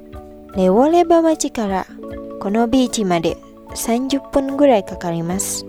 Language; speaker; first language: Japanese; non-native, fluent; Indonesian